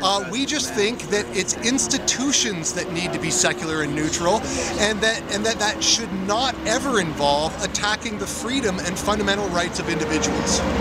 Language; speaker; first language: English; native; English